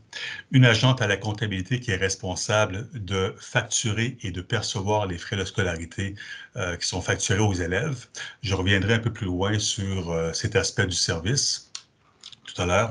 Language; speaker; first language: French; native; French